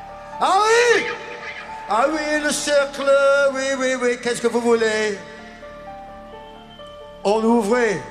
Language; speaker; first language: French; non-native, learner; English